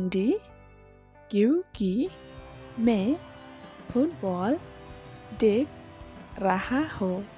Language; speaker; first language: Hindi; non-native, local second language; Khasi